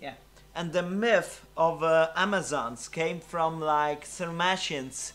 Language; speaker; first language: English; non-native, fluent; Polish